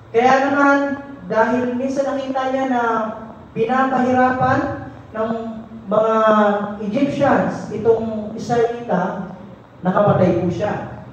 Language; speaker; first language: Filipino; non-native, local second language; Cebuano